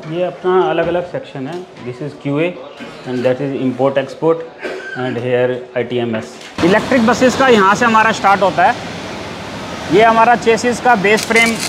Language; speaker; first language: Hindi; native; Hindi